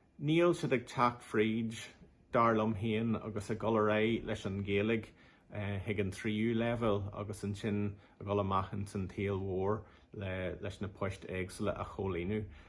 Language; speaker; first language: Irish; non-native, local second language; English